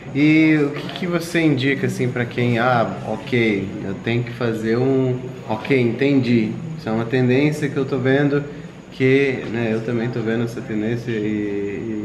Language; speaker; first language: Portuguese; native; Portuguese